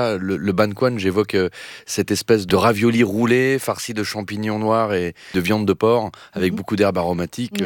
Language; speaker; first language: French; native; French